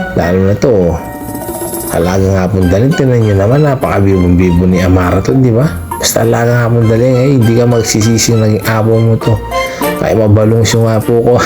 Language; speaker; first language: Filipino; non-native, local second language; Pampanga